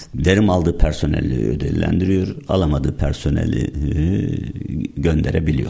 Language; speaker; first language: Turkish; native; Turkish